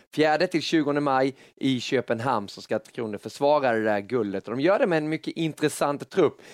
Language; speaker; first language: Swedish; native; Swedish